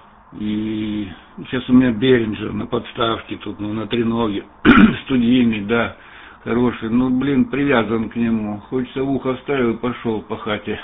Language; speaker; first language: Russian; native; Russian